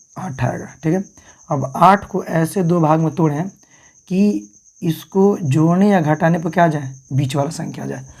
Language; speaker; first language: Hindi; native; Hindi